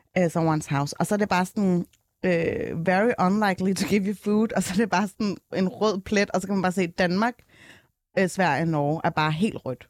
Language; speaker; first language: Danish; native; Danish